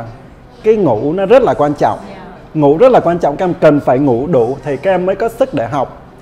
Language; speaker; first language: Vietnamese; early bilingual, heritage; Vietnamese